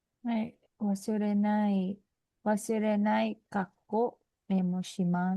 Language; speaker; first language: Japanese; non-native, learner; Filipino